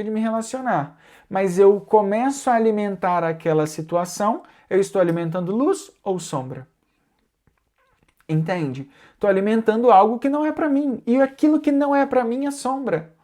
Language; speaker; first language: Portuguese; native; Portuguese